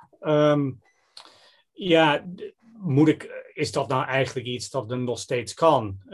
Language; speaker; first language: Dutch; non-native, fluent; English